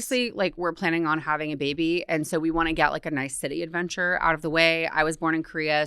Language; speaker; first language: English; native; English